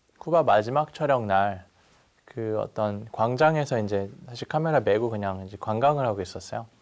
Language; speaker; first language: Korean; native; Korean